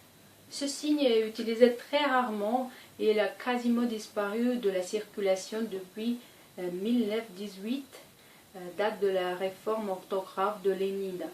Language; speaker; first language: French; non-native, fluent; Russian